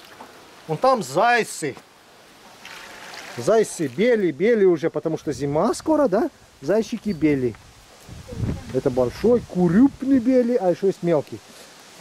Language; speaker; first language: Russian; native; Russian